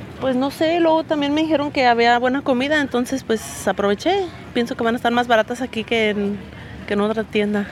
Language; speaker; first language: Spanish; native; Spanish